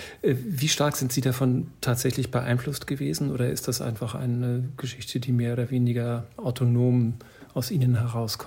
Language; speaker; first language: German; native; German